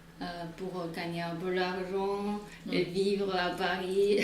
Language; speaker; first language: French; non-native, fluent; Chinese